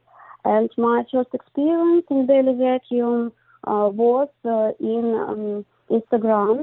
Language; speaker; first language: English; non-native, learner; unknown